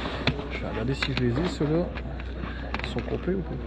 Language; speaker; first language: French; native; French